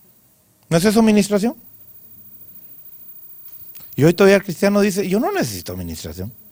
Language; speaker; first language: Spanish; native; Spanish